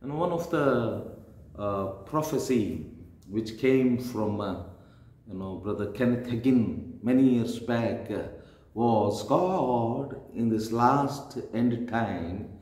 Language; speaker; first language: English; non-native, local second language; Kannada